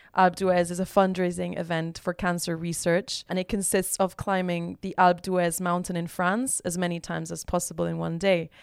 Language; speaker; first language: English; non-native, fluent; Spanish